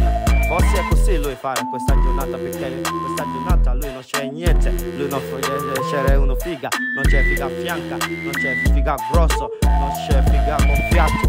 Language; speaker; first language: Italian; non-native, learner; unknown